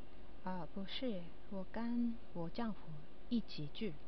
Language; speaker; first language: Chinese; non-native, learner; Japanese